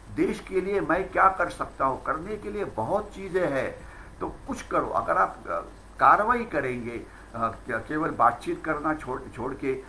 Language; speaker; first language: Hindi; non-native, local second language; Marathi